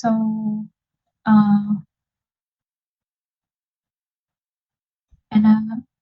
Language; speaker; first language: English; non-native, learner; Vietnamese